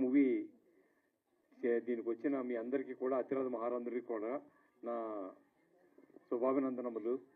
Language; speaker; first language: Telugu; native; Telugu